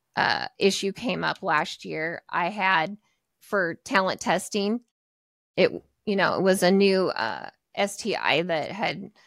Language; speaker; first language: English; native; English